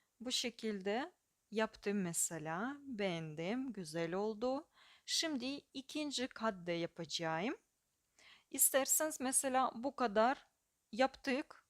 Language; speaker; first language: Turkish; non-native, fluent; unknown